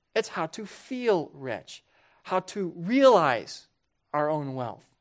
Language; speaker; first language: English; native; English